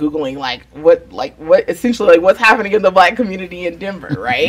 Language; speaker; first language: English; native; English